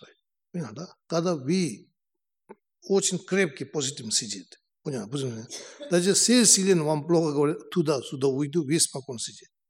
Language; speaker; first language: Russian; non-native, learner; Tibetan